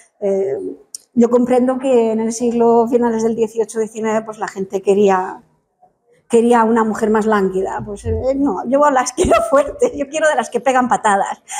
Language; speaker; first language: Spanish; non-native, fluent; English